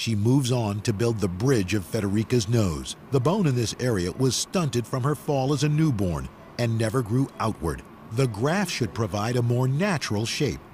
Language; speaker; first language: English; native; English